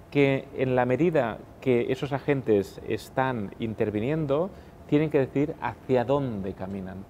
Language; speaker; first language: Spanish; non-native, local second language; Catalan